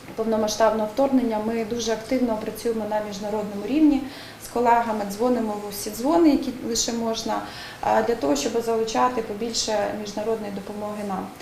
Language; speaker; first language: Ukrainian; native; Ukrainian